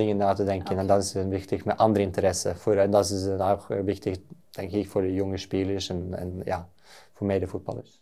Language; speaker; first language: German; non-native, learner; Norwegian